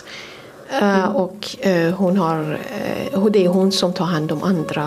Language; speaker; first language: Swedish; non-native, fluent; Persian